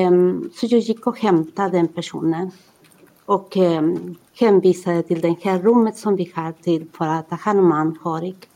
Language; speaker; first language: Swedish; non-native, fluent; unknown